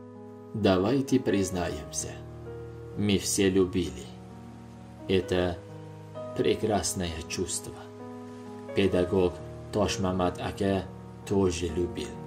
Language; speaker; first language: Russian; non-native, local second language; Uzbek